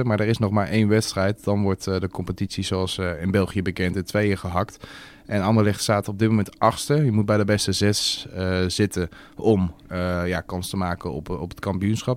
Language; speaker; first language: Dutch; native; Dutch